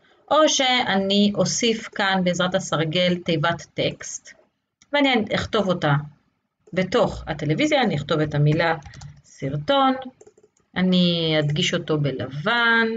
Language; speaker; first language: Hebrew; native; Hebrew